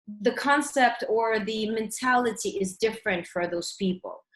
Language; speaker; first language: English; early bilingual, other home language; Russian